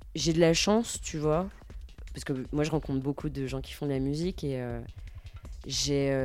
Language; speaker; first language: French; native; French